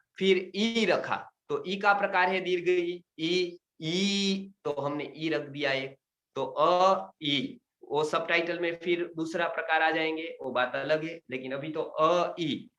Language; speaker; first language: Hindi; non-native, local second language; Gujarati